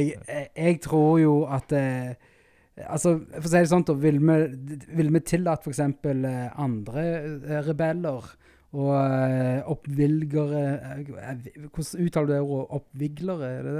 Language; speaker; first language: Norwegian; native; Norwegian